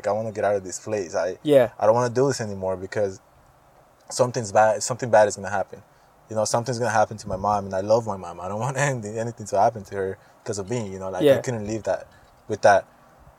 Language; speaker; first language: English; non-native, fluent; Spanish